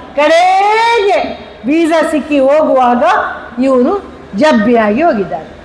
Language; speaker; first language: Kannada; non-native, local second language; Konkani